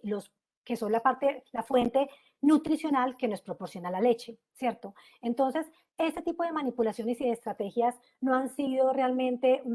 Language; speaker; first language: Spanish; native; Spanish